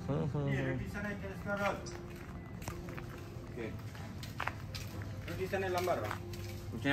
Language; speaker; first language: Malay; native; Malay